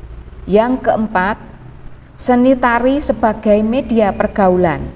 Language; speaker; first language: Malay; native; Malay